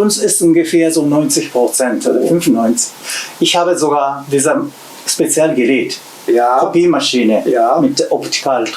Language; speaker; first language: German; non-native, learner; Japanese